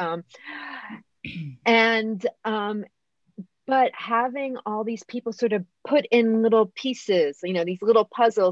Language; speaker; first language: English; native; English